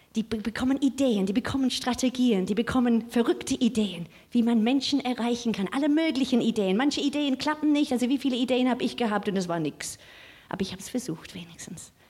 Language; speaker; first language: German; non-native, fluent; English